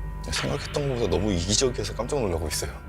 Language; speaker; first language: Korean; native; Korean